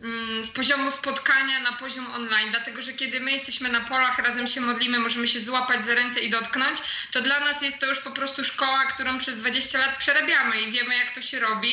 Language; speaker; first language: Polish; native; Polish